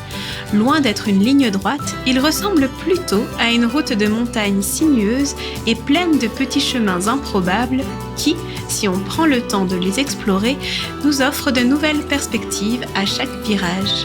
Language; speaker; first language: French; native; French